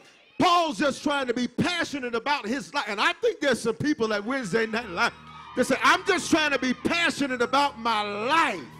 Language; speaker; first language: English; native; English